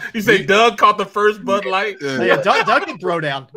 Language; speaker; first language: English; native; English